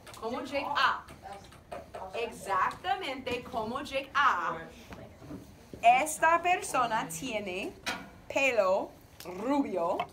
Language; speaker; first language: Spanish; non-native, fluent; English